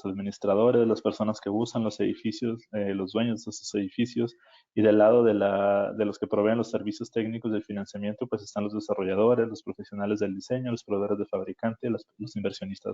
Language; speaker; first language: Spanish; native; Spanish